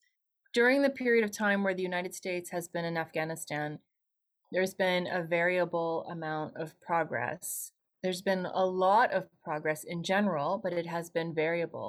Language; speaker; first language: English; native; English